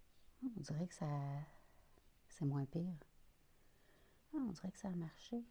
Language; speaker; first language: French; native; French